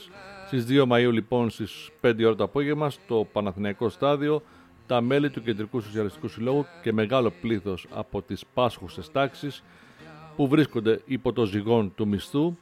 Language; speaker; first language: Greek; native; Greek